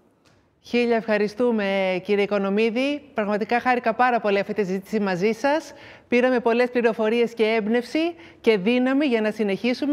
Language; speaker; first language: Greek; native; Greek